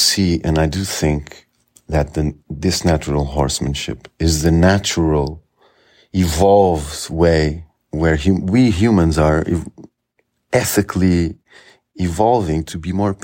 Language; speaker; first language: English; non-native, fluent; Portuguese